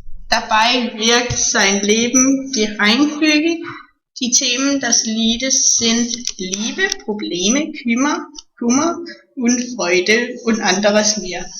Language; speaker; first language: German; non-native, learner; Danish